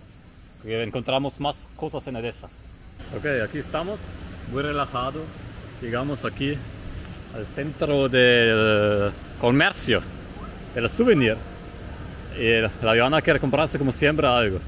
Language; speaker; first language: Spanish; non-native, fluent; German